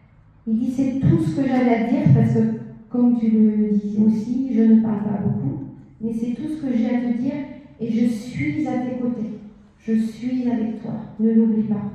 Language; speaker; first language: French; native; French